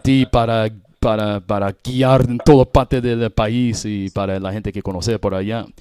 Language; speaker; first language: Spanish; non-native, learner; English